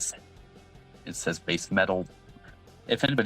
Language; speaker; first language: English; native; English